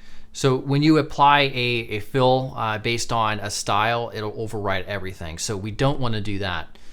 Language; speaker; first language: English; native; English